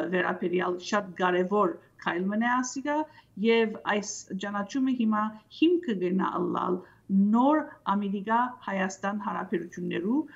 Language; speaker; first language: Armenian; early bilingual, heritage; Armenian